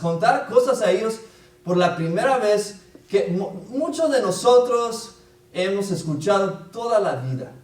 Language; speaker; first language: Spanish; non-native, fluent; English